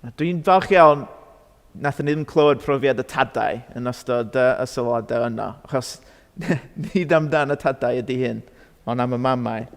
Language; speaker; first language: Welsh; non-native, fluent; English